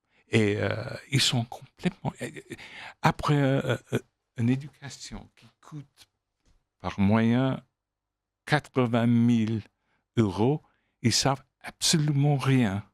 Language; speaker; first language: French; non-native, fluent; English